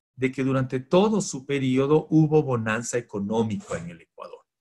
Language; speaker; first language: Spanish; native; Spanish